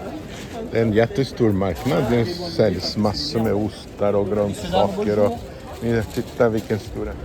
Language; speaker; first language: Swedish; non-native, fluent; Portuguese